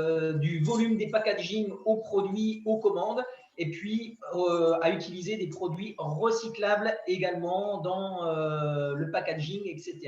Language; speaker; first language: French; native; French